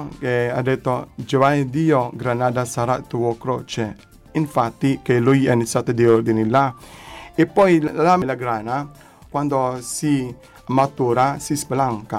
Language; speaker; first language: Italian; non-native, learner; Filipino